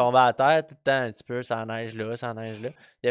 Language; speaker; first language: French; native; French